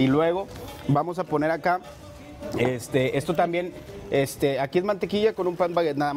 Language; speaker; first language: Spanish; native; Spanish